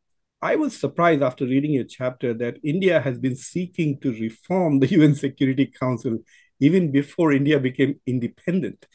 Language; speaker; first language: English; non-native, local second language; Urdu